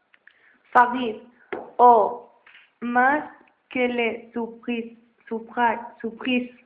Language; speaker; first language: French; non-native, learner; Spanish